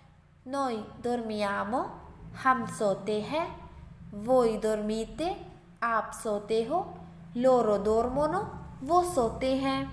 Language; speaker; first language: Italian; non-native, fluent; Urdu